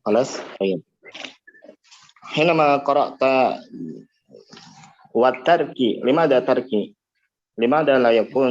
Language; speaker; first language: Arabic; non-native, fluent; Indonesian